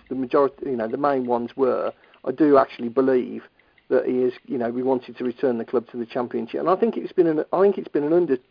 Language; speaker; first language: English; native; English